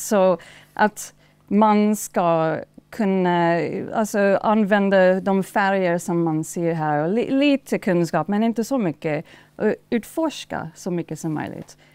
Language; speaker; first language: Swedish; non-native, fluent; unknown